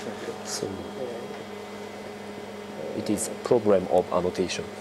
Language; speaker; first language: English; non-native, learner; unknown